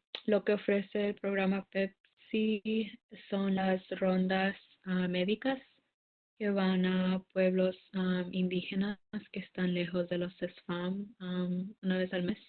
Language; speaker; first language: Spanish; non-native, fluent; English